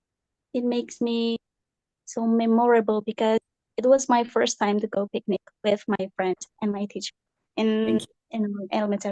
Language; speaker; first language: English; non-native, learner; Indonesian